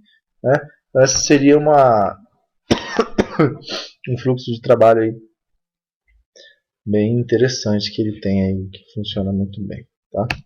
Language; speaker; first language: Portuguese; native; Portuguese